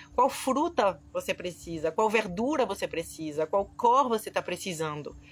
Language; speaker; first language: Portuguese; non-native, fluent; French